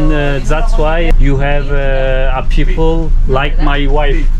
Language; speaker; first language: English; non-native, learner; Turkish